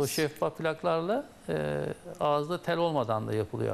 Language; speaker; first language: Turkish; native; Turkish